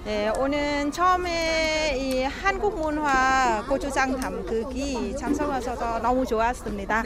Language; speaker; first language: Korean; non-native, learner; Vietnamese